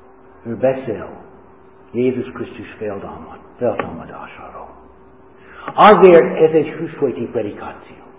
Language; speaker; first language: Hungarian; non-native, learner; English